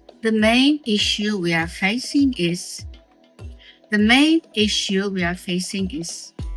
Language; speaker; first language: English; non-native, fluent; Turkish